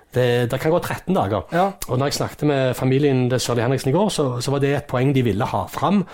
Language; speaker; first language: Norwegian; native; Norwegian